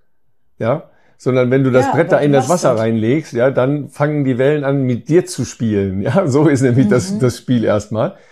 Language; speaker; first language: German; native; German